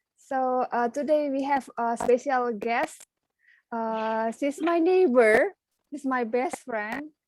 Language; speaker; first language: English; non-native, learner; Indonesian